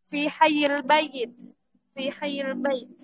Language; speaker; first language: Arabic; non-native, learner; Indonesian